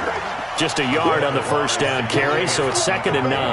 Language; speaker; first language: English; native; English